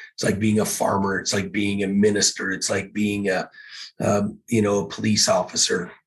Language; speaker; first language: English; native; English